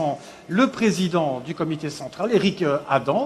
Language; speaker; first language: French; native; French